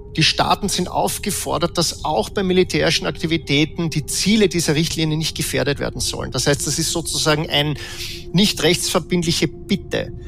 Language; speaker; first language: German; native; German